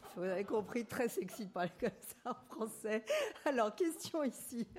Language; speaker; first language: French; native; French